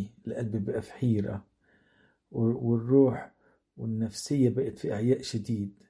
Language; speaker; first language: Arabic; native; Arabic